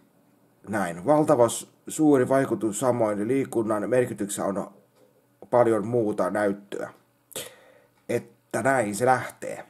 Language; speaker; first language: Finnish; native; Finnish